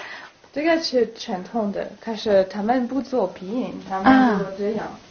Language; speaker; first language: Chinese; non-native, learner; French